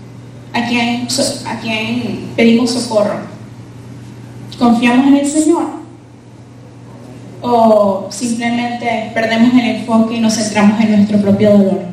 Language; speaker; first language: Spanish; native; Spanish